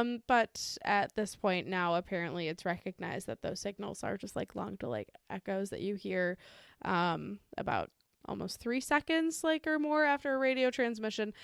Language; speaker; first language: English; native; English